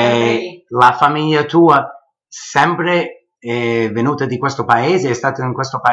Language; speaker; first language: Italian; early bilingual, heritage; English